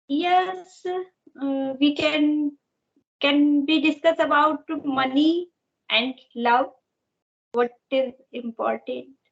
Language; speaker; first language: English; non-native, learner; Hindi